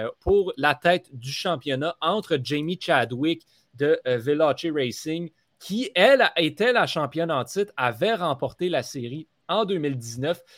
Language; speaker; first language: French; native; French